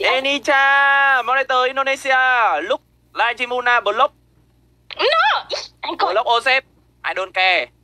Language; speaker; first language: English; non-native, learner; Vietnamese